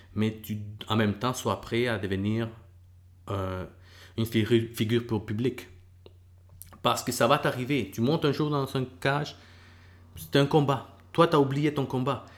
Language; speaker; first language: French; early bilingual, other home language; Spanish